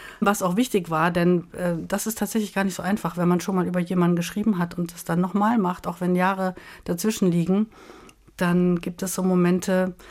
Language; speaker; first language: German; native; German